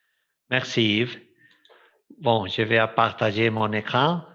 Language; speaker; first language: French; non-native, fluent; Spanish